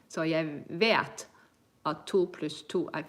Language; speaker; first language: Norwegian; non-native, fluent; English